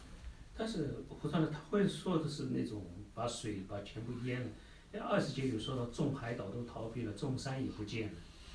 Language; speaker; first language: Chinese; native; Chinese